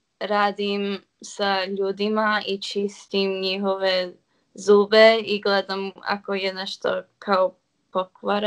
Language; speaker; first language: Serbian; early bilingual, heritage; Serbian